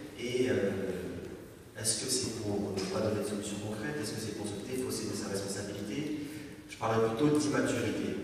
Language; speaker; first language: French; native; French